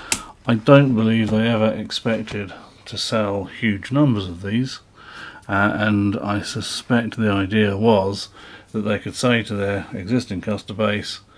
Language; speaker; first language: English; native; English